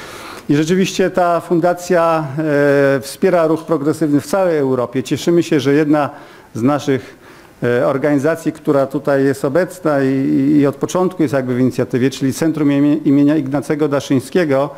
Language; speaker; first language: Polish; native; Polish